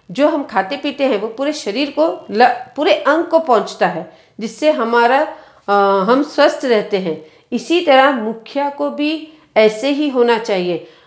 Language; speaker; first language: Hindi; non-native, local second language; Kannada